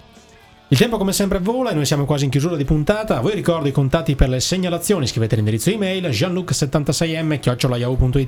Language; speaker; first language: Italian; native; Italian